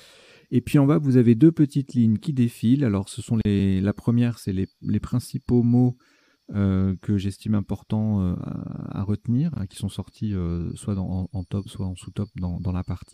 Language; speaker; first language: French; native; French